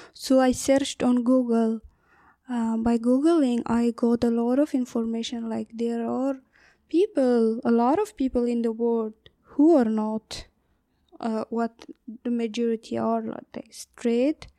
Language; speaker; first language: English; non-native, learner; Persian